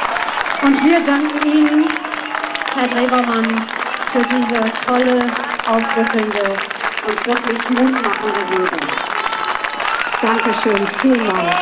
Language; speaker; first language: German; native; German